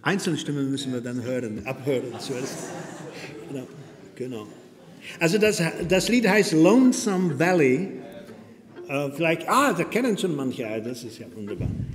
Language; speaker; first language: German; native; German